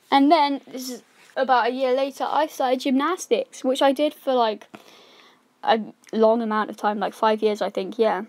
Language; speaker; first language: English; native; English